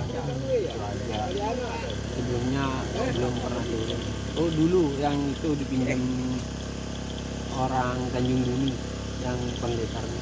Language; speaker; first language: Indonesian; non-native, local second language; Madurese